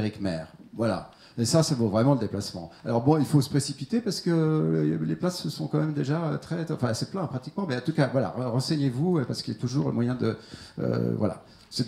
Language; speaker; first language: French; native; French